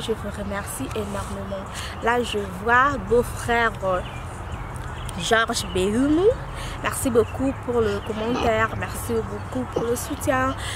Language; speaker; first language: French; non-native, local second language; Lingala